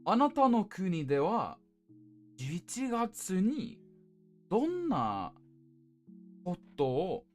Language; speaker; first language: Japanese; non-native, learner; English